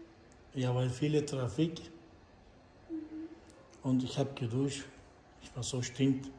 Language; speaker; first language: German; non-native, learner; Turkish